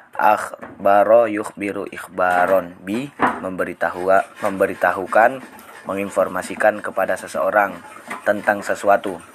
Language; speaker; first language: Indonesian; native; Indonesian